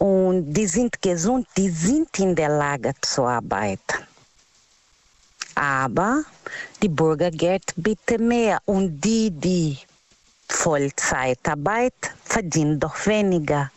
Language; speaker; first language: German; non-native, learner; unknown